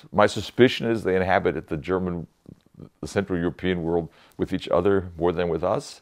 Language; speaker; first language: English; native; English